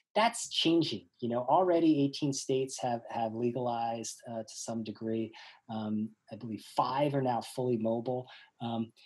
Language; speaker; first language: English; native; English